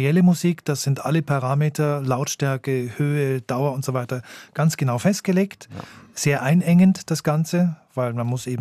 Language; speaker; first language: German; native; German